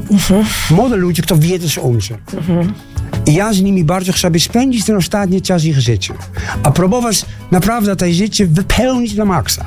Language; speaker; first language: Polish; non-native, learner; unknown